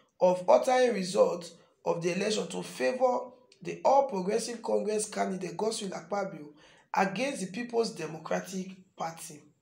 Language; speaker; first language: Nigerian Pidgin; native; Nigerian Pidgin